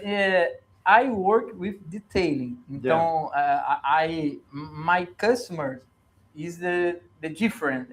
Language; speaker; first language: English; non-native, learner; Portuguese